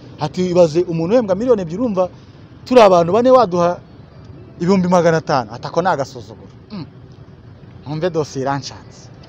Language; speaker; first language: Kinyarwanda; native; Kinyarwanda